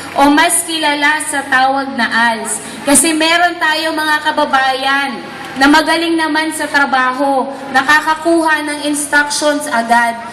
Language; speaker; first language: Filipino; native; Filipino